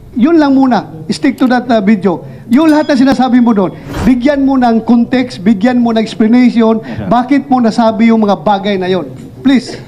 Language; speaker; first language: Filipino; non-native, local second language; Cebuano